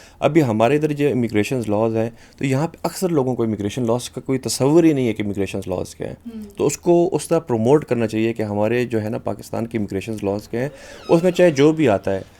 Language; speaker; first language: Urdu; non-native, local second language; Pashto